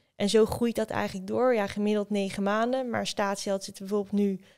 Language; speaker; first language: Dutch; native; Dutch